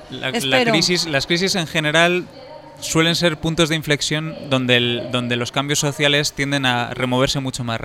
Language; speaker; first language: Spanish; native; Spanish